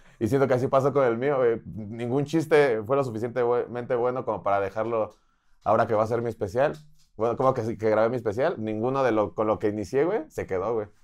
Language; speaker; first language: Spanish; native; Spanish